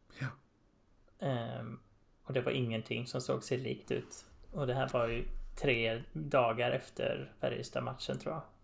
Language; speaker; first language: Swedish; native; Swedish